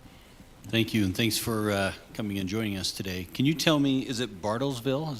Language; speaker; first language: English; native; English